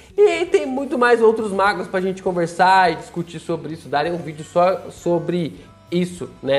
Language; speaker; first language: Portuguese; native; Portuguese